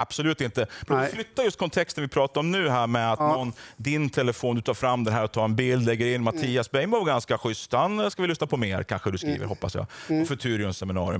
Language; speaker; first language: Swedish; native; Swedish